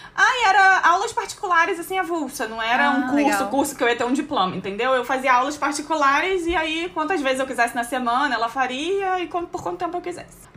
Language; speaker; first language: Portuguese; native; Portuguese